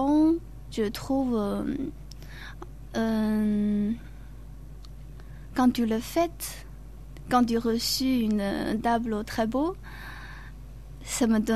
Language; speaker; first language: French; non-native, learner; Chinese